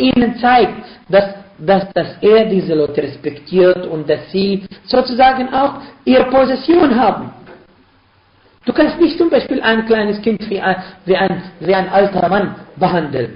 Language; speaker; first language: German; non-native, fluent; Arabic